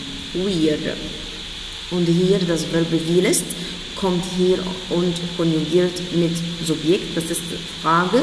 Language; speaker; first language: German; non-native, fluent; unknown